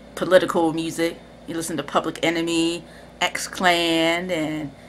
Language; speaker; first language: English; native; English